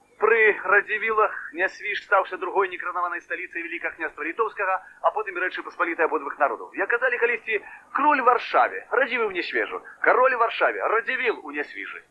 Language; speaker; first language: Belarusian; native; Belarusian